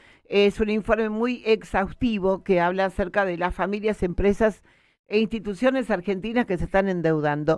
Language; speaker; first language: Spanish; native; Spanish